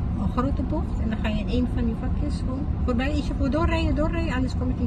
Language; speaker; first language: Dutch; non-native, fluent; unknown